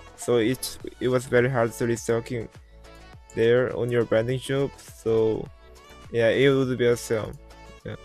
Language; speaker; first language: English; non-native, learner; Korean